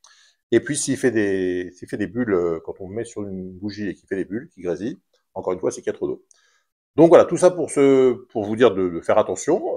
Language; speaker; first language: French; native; French